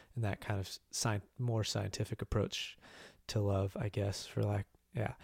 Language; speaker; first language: English; native; English